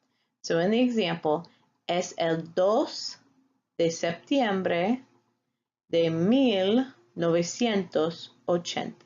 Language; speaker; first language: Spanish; non-native, fluent; English